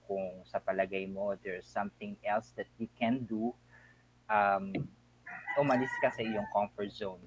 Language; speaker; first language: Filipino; native; Filipino